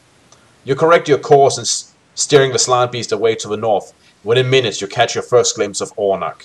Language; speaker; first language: English; native; English